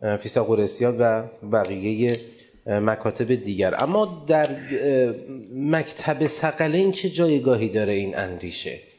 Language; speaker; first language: Persian; native; Persian